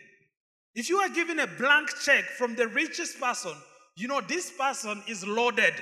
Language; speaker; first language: English; non-native, fluent; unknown